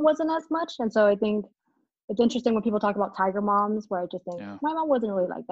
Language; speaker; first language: English; native; English